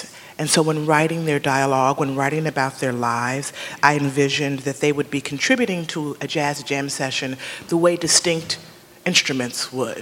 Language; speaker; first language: English; native; English